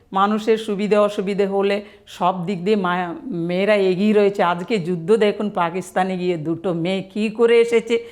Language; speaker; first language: Bangla; non-native, fluent; Telugu